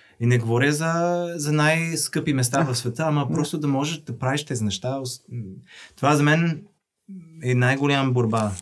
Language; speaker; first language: Bulgarian; non-native, fluent; English